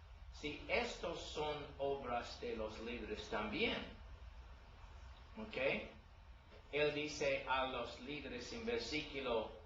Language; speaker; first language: Spanish; non-native, learner; English